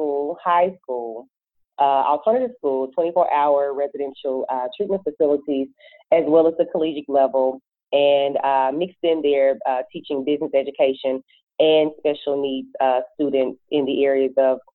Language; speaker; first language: English; native; English